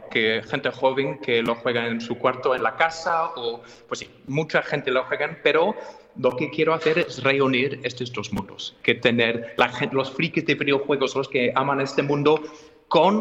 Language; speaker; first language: Spanish; non-native, fluent; English